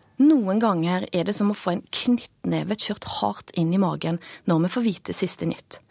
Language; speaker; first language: Norwegian; native; Norwegian